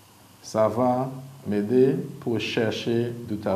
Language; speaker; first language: French; non-native, learner; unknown